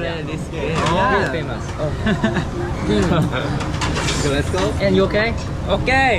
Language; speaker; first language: English; non-native, learner; Korean